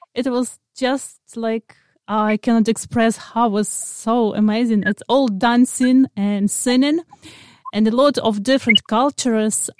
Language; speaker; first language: English; non-native, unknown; Ukrainian